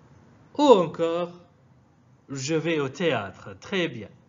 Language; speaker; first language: French; non-native, fluent; Arabic